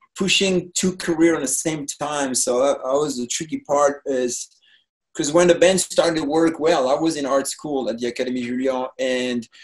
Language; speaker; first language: English; non-native, fluent; French